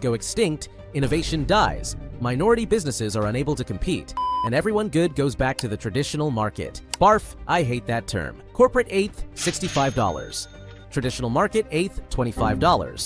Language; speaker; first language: English; native; English